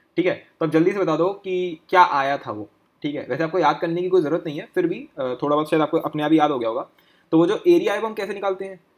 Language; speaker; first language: Hindi; native; Hindi